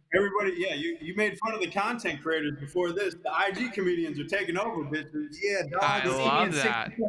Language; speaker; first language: English; native; English